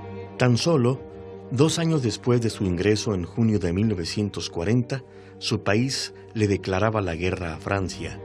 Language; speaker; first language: Spanish; native; Spanish